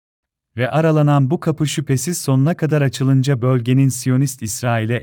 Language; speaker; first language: Turkish; native; Turkish